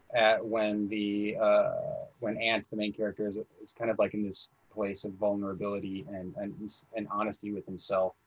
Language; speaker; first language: English; native; English